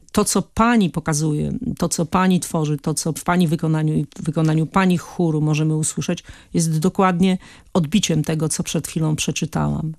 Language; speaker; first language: Polish; native; Polish